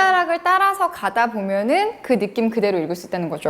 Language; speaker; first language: Korean; native; Korean